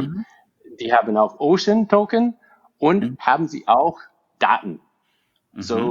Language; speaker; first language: German; non-native, fluent; English